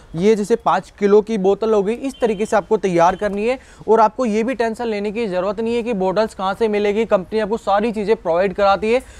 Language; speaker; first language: Hindi; native; Hindi